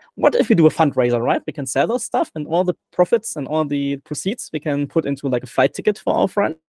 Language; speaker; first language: English; non-native, fluent; German